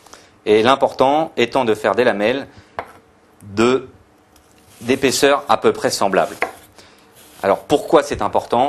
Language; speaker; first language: French; native; French